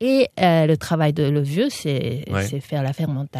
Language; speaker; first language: French; non-native, fluent; Japanese